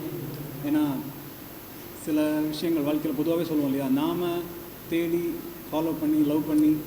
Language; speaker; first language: Tamil; native; Tamil